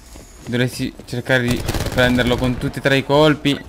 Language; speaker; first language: Italian; native; Italian